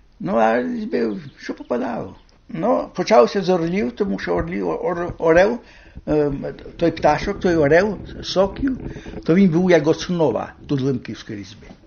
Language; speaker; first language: Ukrainian; native; Ukrainian